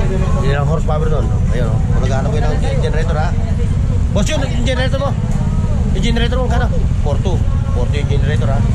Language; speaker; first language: Filipino; native; Filipino